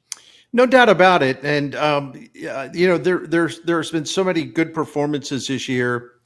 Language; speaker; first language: English; native; English